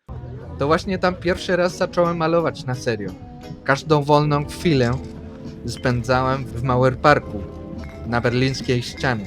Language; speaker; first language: Polish; non-native, fluent; Spanish